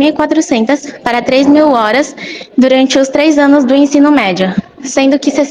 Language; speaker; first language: Portuguese; native; Portuguese